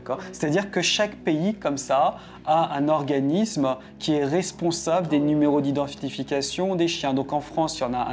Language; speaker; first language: French; native; French